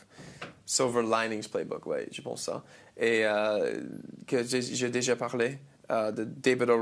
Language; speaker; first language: French; non-native, learner; English